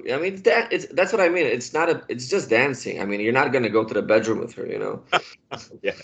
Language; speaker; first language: English; non-native, fluent; Polish